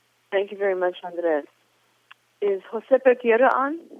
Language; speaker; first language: English; native; English